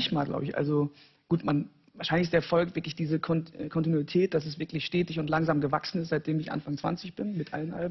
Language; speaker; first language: German; native; German